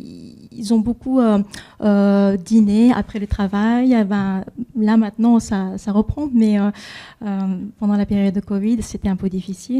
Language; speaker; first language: French; non-native, fluent; Japanese